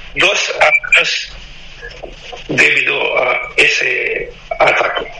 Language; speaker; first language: Spanish; non-native, fluent; Romanian